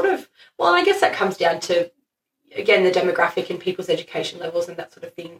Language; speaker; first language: English; native; English